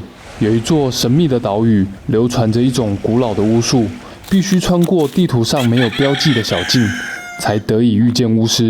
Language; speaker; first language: Chinese; native; Chinese